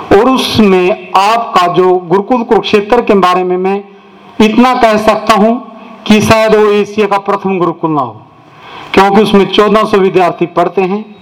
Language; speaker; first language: Hindi; native; Hindi